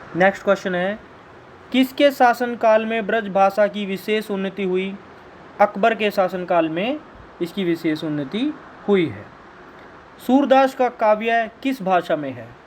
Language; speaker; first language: Hindi; native; Hindi